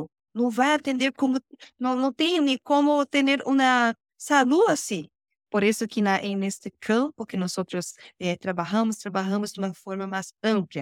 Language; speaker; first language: Spanish; non-native, learner; Portuguese